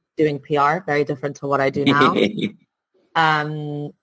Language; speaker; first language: English; non-native, fluent; Italian